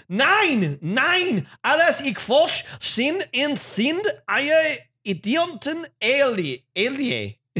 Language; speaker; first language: German; non-native, learner; English